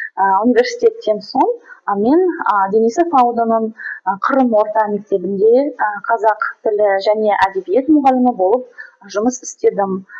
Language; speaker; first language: Kazakh; non-native, local second language; Russian